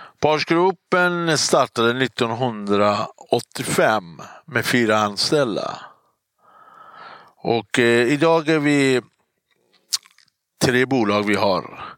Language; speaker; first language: Swedish; non-native, fluent; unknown